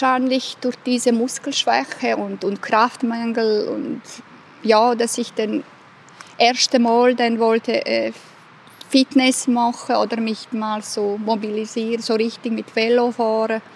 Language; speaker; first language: German; non-native, fluent; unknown